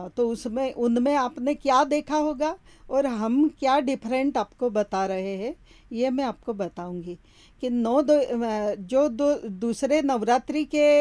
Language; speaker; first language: Hindi; non-native, local second language; Marathi